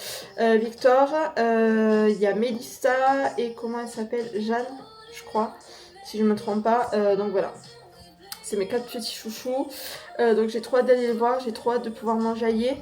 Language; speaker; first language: French; native; French